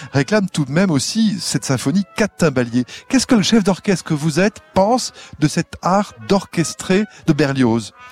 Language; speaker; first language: French; native; French